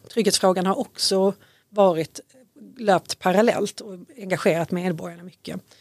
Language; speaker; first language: Swedish; native; Swedish